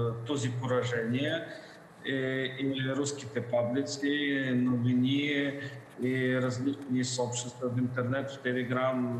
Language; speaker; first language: Bulgarian; non-native, fluent; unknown